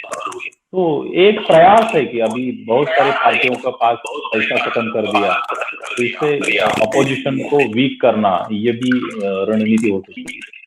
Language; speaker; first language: Hindi; non-native, local second language; Marathi